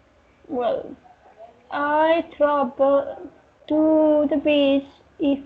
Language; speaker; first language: English; non-native, learner; Spanish